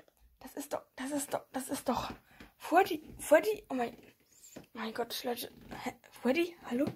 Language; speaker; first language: German; native; German